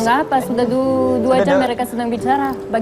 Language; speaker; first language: Indonesian; non-native, learner; French